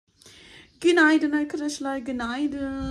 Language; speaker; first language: Turkish; non-native, learner; Filipino